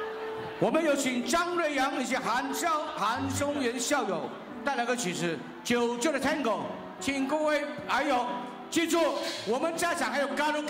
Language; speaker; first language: Chinese; early bilingual, heritage; Chinese